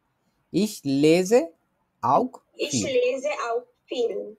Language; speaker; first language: German; non-native, learner; Bangla